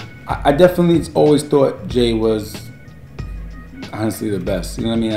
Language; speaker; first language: English; native; English